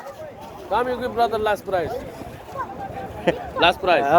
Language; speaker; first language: English; non-native, learner; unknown